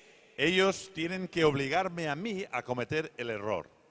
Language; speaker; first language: Spanish; native; Spanish